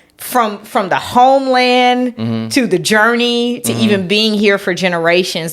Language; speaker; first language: English; native; English